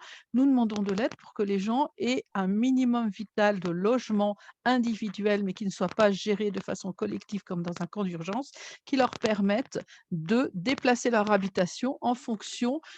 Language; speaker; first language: French; native; French